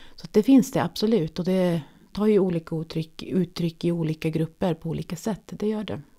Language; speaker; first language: Swedish; native; Swedish